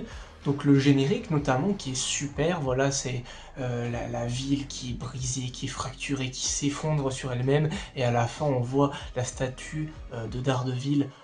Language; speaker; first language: French; native; French